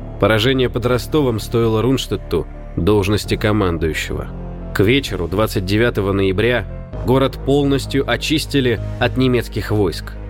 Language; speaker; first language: Russian; native; Russian